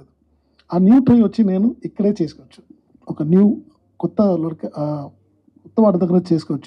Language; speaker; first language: Telugu; non-native, local second language; Tamil